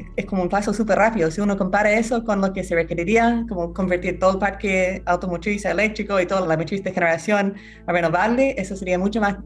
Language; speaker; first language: Spanish; non-native, fluent; English